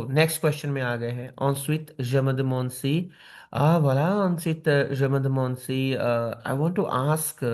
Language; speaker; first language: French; non-native, fluent; Hindi